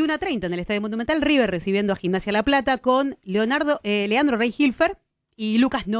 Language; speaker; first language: Spanish; native; Spanish